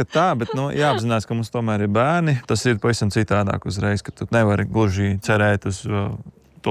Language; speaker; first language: Latvian; native; Latvian